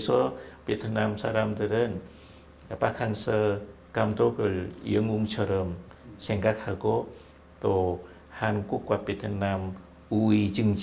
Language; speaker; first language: Korean; non-native, fluent; Vietnamese